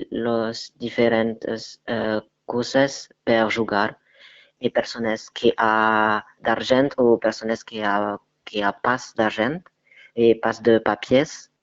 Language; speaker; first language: Catalan; non-native, learner; French